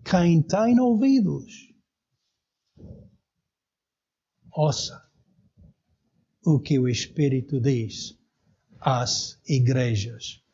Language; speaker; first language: Portuguese; native; Portuguese